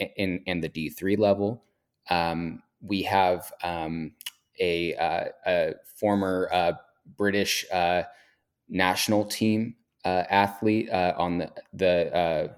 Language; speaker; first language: English; native; English